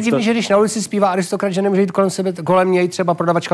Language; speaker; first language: Czech; native; Czech